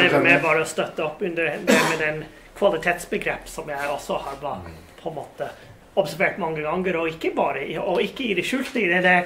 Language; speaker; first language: Norwegian; non-native, fluent; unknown